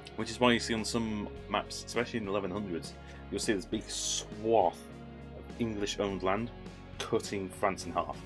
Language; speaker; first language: English; native; English